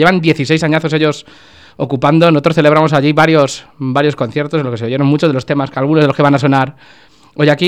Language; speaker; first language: Spanish; native; Spanish